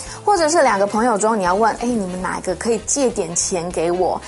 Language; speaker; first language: Chinese; native; Chinese